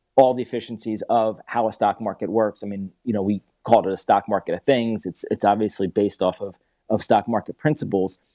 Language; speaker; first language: English; native; English